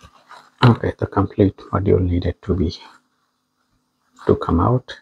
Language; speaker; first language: English; non-native, fluent; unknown